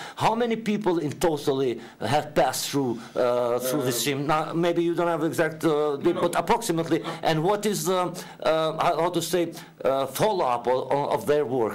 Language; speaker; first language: English; non-native, fluent; Albanian